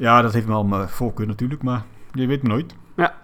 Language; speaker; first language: Dutch; native; Dutch